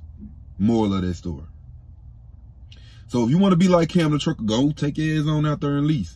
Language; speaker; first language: English; native; English